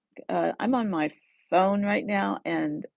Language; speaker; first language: English; native; English